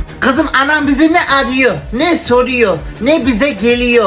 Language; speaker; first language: Turkish; native; Turkish